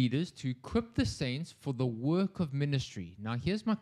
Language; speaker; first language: English; native; English